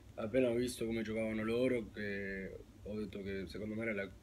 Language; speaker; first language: Italian; non-native, learner; Spanish